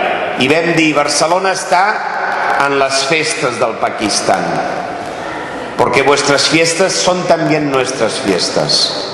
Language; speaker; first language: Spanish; non-native, local second language; Catalan